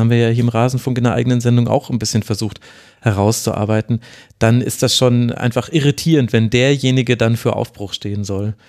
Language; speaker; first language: German; native; German